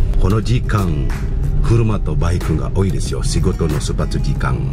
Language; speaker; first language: Japanese; non-native, fluent; Indonesian